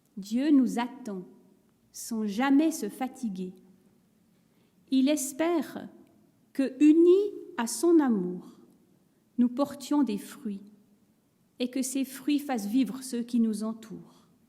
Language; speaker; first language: French; native; French